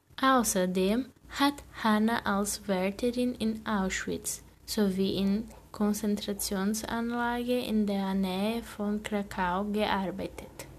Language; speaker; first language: German; non-native, learner; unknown